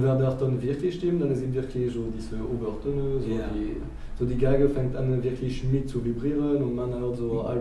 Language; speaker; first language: German; non-native, fluent; French